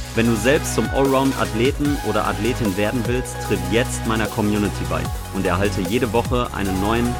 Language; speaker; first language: German; native; German